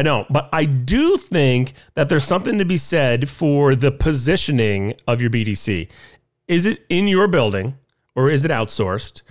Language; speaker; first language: English; native; English